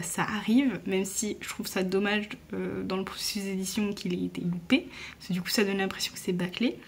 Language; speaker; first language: French; native; French